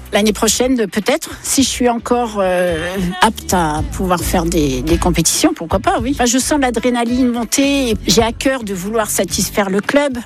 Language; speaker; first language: French; native; French